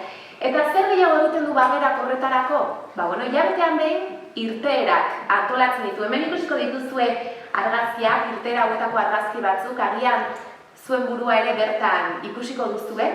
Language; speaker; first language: Basque; native; Basque